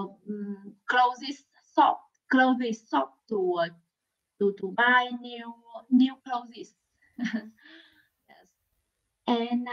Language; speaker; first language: English; non-native, learner; Vietnamese